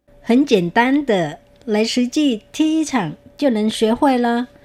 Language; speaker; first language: Chinese; non-native, fluent; Vietnamese